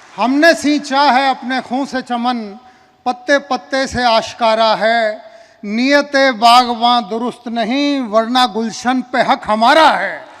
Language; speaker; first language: Hindi; native; Hindi